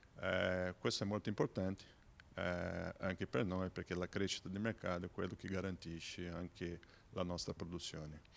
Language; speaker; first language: Italian; non-native, fluent; Spanish